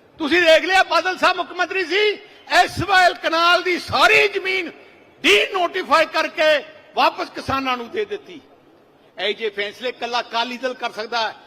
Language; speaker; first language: Punjabi; native; Punjabi